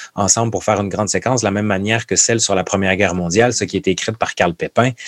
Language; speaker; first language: French; native; French